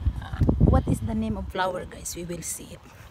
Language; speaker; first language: English; non-native, learner; Filipino